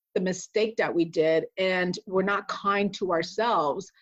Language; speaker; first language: English; native; English